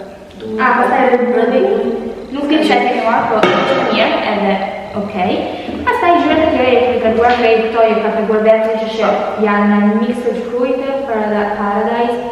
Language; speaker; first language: Albanian; early bilingual, heritage; Albanian